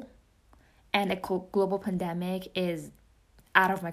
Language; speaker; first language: English; non-native, fluent; Persian